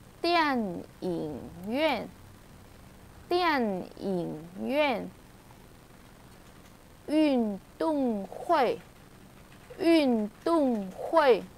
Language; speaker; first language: Chinese; non-native, fluent; Vietnamese